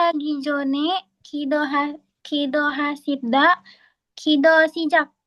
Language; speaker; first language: Korean; non-native, learner; Indonesian